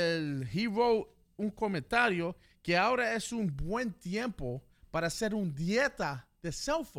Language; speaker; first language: Spanish; early bilingual, heritage; Spanish